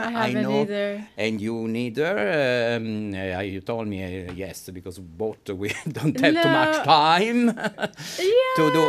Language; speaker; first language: English; non-native, fluent; Italian